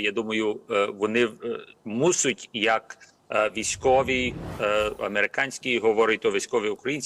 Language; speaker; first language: Ukrainian; early bilingual, heritage; Ukrainian